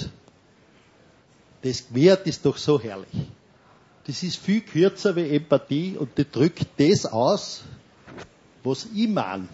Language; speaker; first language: German; native; German